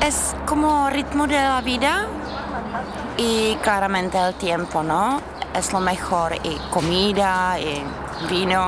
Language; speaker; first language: Spanish; non-native, learner; Czech